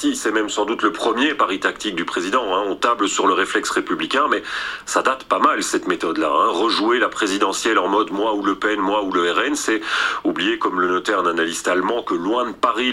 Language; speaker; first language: French; native; French